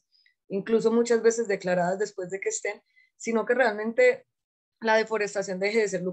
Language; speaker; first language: Spanish; native; Spanish